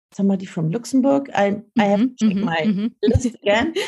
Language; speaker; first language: English; non-native, learner; German